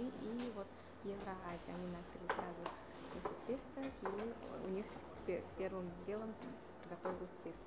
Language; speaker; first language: Russian; non-native, local second language; Tuvinian